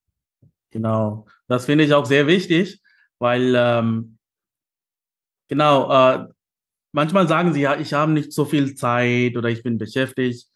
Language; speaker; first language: German; non-native, fluent; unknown